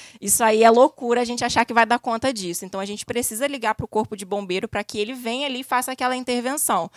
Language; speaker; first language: Portuguese; native; Portuguese